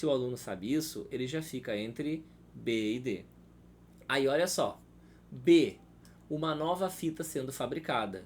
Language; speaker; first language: Portuguese; native; Portuguese